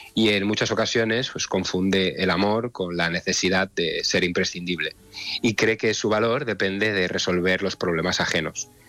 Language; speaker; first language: Spanish; native; Spanish